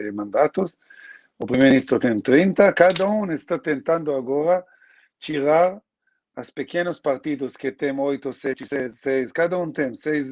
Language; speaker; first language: Portuguese; non-native, learner; Hebrew